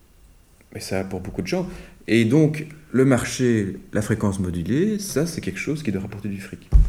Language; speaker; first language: French; native; French